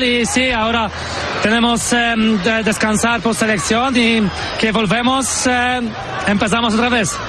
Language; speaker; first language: Spanish; non-native, learner; Polish